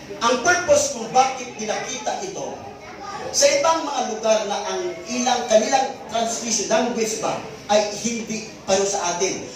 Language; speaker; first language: Filipino; non-native, local second language; Cebuano